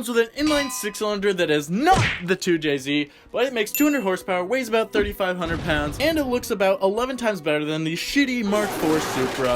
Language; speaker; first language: English; native; English